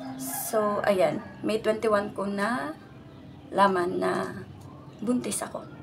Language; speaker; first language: Filipino; native; Filipino